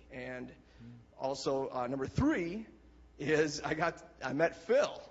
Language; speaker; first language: English; native; English